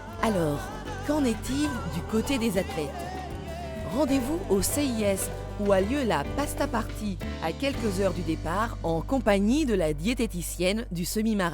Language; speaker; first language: French; native; French